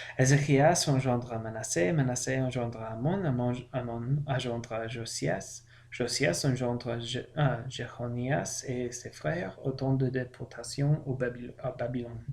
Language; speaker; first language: French; non-native, learner; English